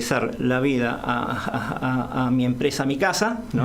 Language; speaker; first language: Spanish; native; Spanish